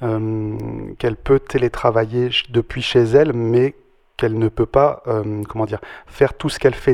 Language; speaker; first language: French; native; French